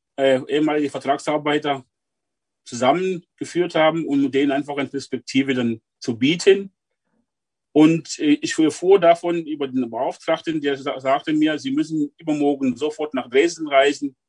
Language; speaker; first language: German; non-native, fluent; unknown